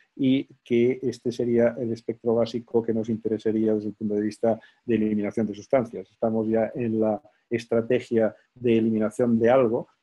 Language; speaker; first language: Spanish; native; Spanish